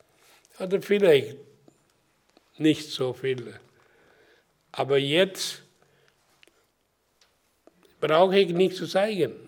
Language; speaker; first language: German; non-native, learner; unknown